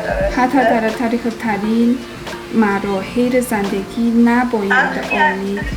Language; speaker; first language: Persian; non-native, learner; Chinese